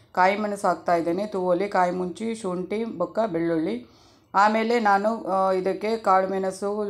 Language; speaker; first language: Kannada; non-native, local second language; Tulu